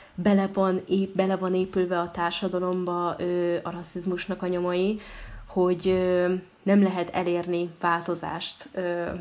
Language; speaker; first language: Hungarian; early bilingual, other home language; Arabic